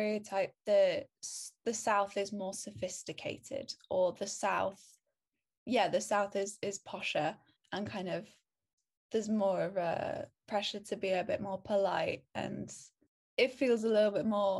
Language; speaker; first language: English; native; English